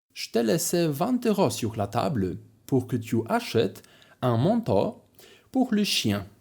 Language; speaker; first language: French; non-native, fluent; Polish